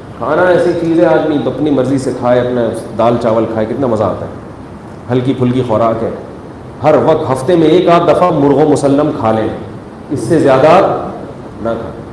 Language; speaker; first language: Urdu; native; Urdu